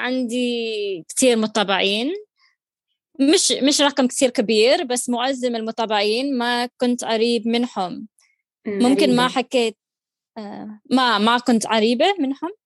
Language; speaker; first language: Arabic; non-native, learner; English